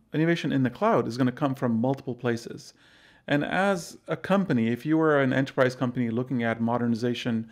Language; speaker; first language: English; non-native, fluent; Arabic